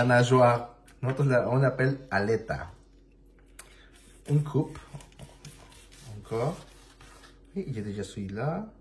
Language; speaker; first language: French; non-native, learner; Spanish